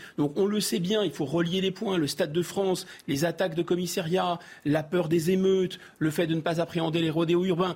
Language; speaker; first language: French; native; French